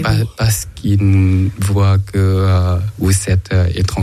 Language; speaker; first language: French; non-native, learner; Thai